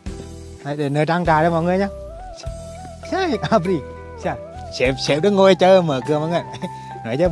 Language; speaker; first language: Vietnamese; native; Vietnamese